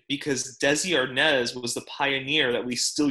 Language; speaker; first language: English; native; English